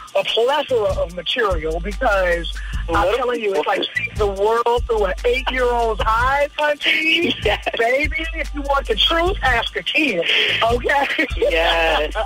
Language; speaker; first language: English; native; English